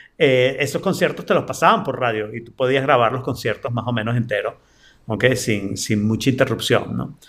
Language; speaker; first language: Spanish; native; Spanish